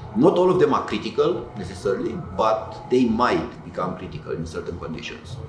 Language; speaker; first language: English; non-native, fluent; Romanian